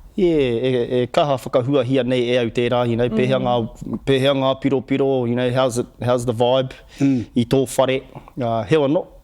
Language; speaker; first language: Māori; native; Māori